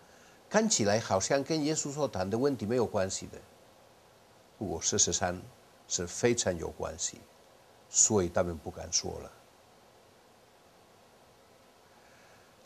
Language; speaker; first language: Chinese; non-native, fluent; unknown